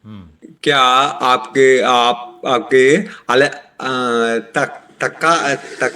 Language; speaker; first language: Hindi; non-native, learner; Telugu